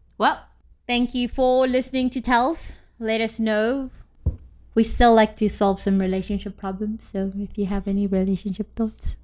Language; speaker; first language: English; native; English